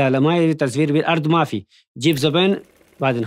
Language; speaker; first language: Arabic; non-native, learner; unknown